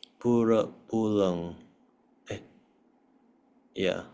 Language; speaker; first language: Chinese; non-native, learner; Indonesian